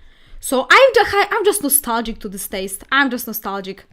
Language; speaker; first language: English; non-native, fluent; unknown